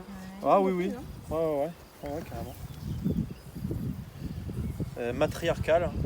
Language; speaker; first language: French; native; French